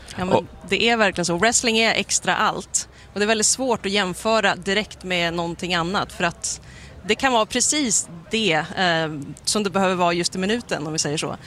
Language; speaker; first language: Swedish; native; Swedish